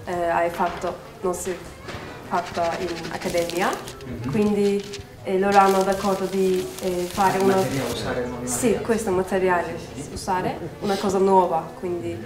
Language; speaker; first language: Italian; non-native, learner; Turkish